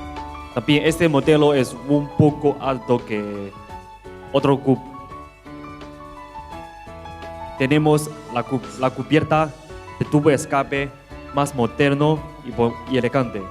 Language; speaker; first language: Spanish; non-native, learner; Chinese